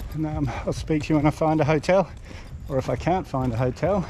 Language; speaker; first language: English; native; English